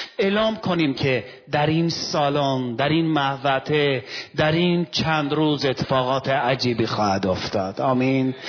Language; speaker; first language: Persian; non-native, local second language; Armenian